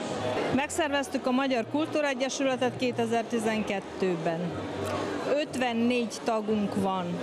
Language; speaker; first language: Hungarian; early bilingual, heritage; Hungarian